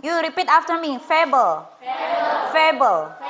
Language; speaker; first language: English; non-native, fluent; Indonesian